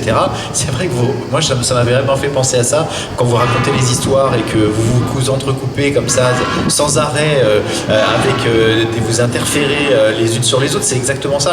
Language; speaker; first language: French; native; French